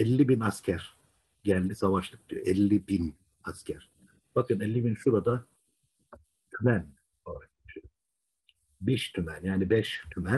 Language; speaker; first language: Turkish; native; Turkish